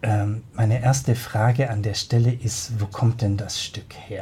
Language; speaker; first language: German; native; German